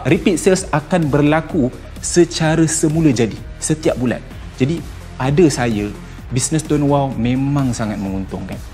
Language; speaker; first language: Malay; native; Malay